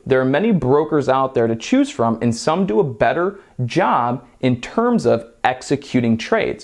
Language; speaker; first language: English; native; English